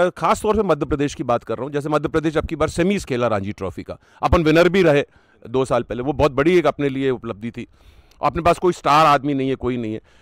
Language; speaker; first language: Hindi; native; Hindi